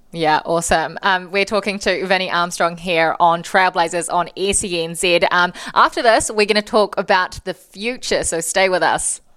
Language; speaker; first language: English; native; English